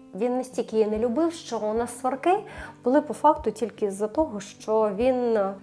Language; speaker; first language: Ukrainian; non-native, local second language; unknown